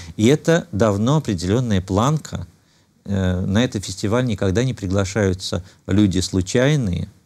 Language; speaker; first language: Russian; native; Russian